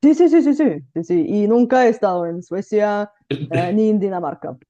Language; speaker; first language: Spanish; non-native, fluent; Bulgarian